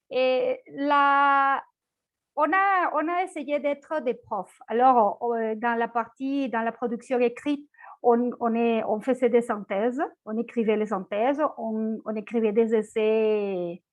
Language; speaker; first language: French; non-native, fluent; Spanish